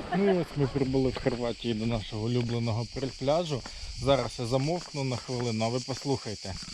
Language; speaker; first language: Ukrainian; non-native, local second language; Russian